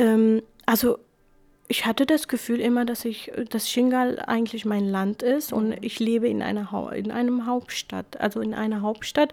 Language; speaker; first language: German; non-native, fluent; Kurdish